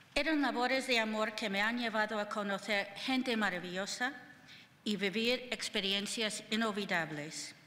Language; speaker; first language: Spanish; non-native, fluent; English